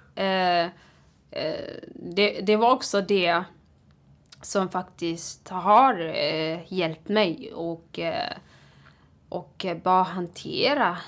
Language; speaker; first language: Swedish; non-native, fluent; Tigrinya